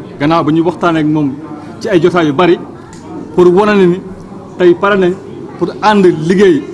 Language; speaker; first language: Wolof; non-native, local second language; Fula